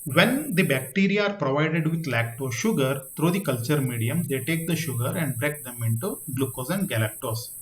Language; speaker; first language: English; non-native, local second language; Kannada